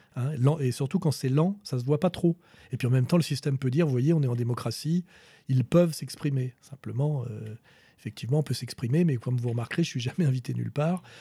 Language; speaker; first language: French; native; French